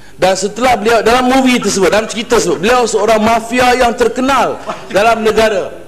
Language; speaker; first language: Malay; non-native, local second language; Tamil